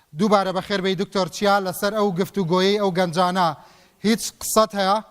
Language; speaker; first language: Central Kurdish; native; Central Kurdish